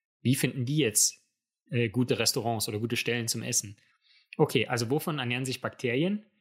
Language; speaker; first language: German; native; German